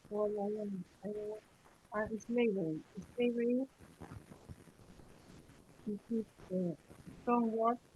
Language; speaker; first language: English; non-native, learner; Spanish